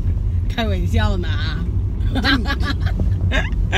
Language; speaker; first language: Chinese; non-native, fluent; English